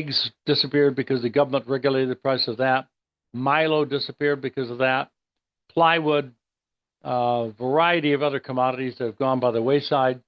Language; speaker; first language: English; native; English